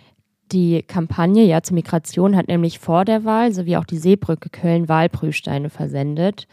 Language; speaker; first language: German; native; German